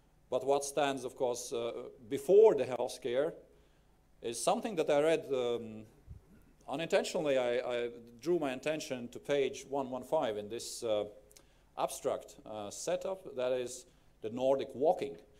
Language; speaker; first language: English; non-native, fluent; Latvian